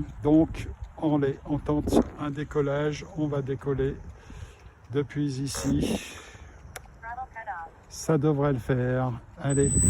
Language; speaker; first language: French; native; French